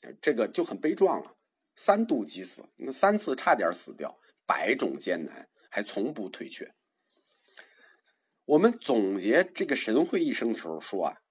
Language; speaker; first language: Chinese; native; Chinese